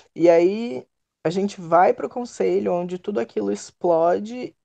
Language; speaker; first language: Portuguese; native; Portuguese